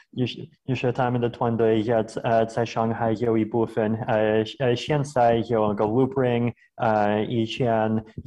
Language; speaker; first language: Chinese; non-native, fluent; Russian